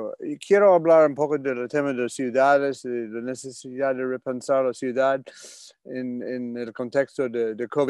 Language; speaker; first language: Spanish; non-native, fluent; English